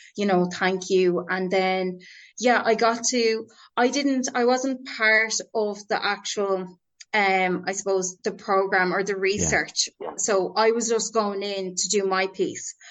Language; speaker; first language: English; native; English